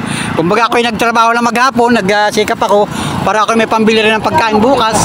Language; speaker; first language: Filipino; native; Filipino